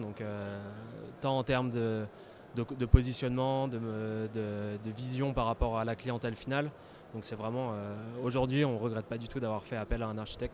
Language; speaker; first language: French; native; French